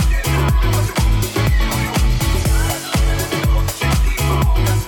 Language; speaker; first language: English; non-native, fluent; Swiss German